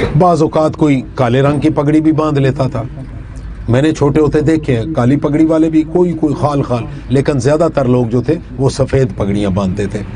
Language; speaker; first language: Urdu; non-native, local second language; Punjabi